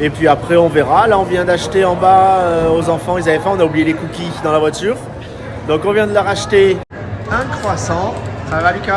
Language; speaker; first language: French; native; French